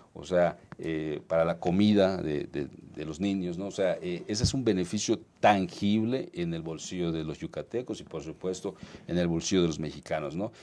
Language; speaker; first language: Spanish; native; Spanish